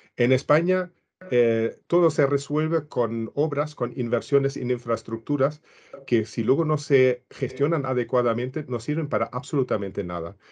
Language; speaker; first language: Spanish; non-native, fluent; German